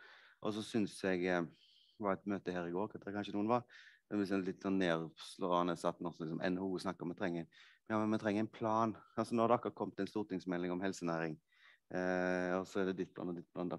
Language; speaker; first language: Norwegian; native; Norwegian